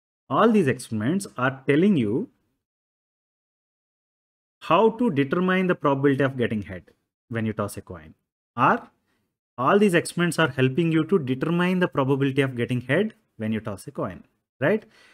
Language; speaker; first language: English; non-native, local second language; Telugu